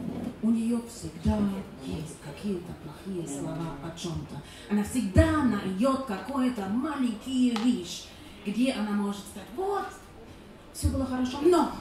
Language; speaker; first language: Russian; non-native, learner; German